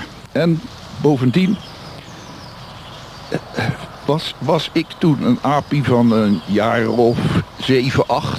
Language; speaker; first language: Dutch; native; Dutch